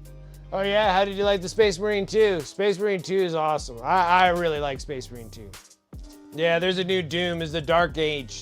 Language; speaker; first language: English; native; English